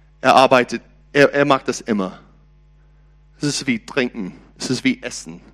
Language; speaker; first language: German; non-native, learner; English